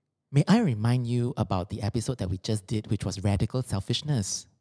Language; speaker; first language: English; non-native, local second language; Chinese